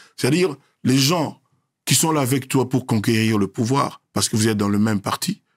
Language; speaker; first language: French; non-native, local second language; Lingala